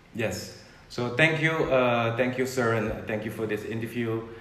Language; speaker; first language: English; non-native, fluent; Dutch